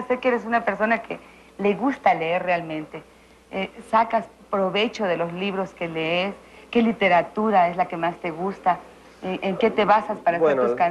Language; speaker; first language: Spanish; native; Spanish